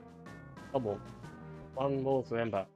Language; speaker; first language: English; native; English